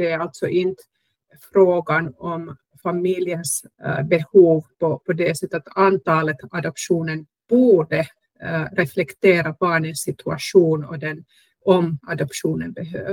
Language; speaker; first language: Swedish; non-native, local second language; Finnish